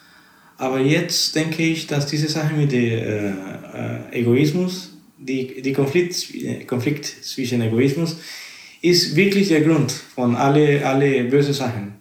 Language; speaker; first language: German; non-native, fluent; Spanish